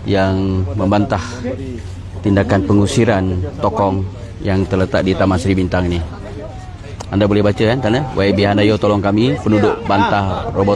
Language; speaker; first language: Malay; native; Malay